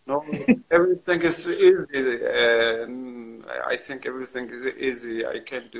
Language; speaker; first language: English; non-native, learner; Kurdish